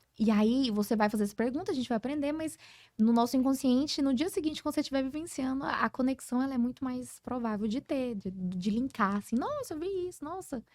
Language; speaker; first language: Portuguese; early bilingual, heritage; Portuguese